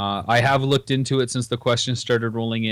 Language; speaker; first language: English; native; English